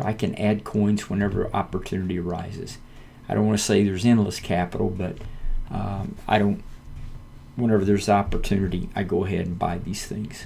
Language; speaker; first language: English; native; English